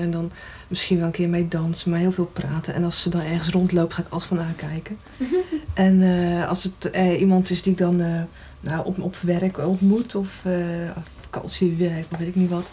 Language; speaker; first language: Dutch; native; Dutch